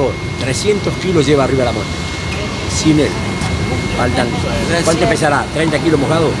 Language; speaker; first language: Spanish; native; Spanish